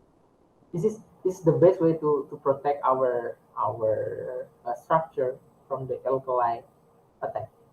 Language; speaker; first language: English; non-native, learner; Indonesian